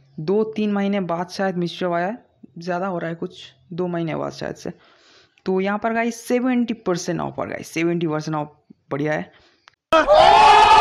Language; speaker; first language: Hindi; non-native, local second language; Bangla